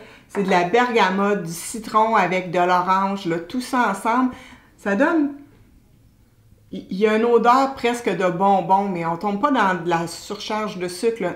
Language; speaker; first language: French; native; French